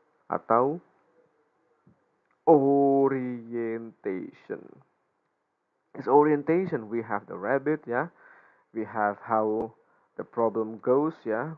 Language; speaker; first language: English; non-native, fluent; Indonesian